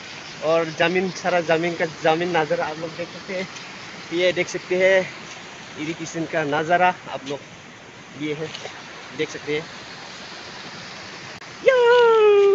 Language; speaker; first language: Hindi; non-native, local second language; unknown